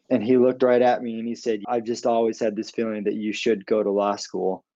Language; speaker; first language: English; native; English